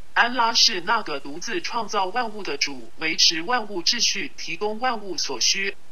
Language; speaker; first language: Chinese; non-native, local second language; Cantonese